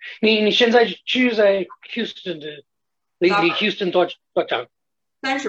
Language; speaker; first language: Chinese; non-native, fluent; English